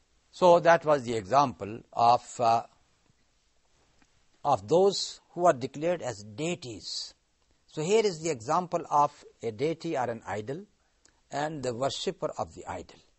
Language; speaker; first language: English; non-native, local second language; Urdu